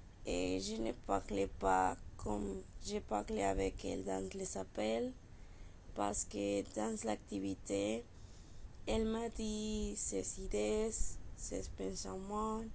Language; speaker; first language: French; non-native, learner; Spanish